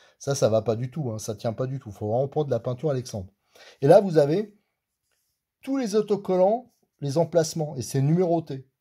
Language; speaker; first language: French; native; French